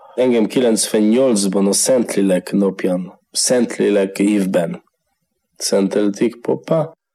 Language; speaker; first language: Hungarian; non-native, fluent; Polish